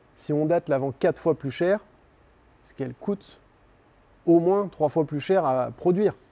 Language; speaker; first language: French; native; French